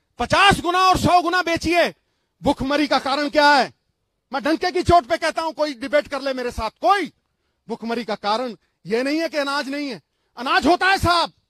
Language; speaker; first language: Hindi; non-native, local second language; Punjabi